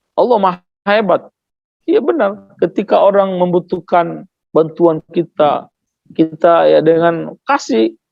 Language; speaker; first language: Indonesian; non-native, local second language; Tetum